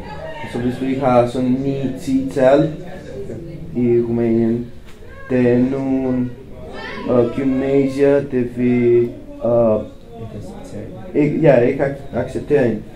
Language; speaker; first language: Danish; non-native, fluent; Romanian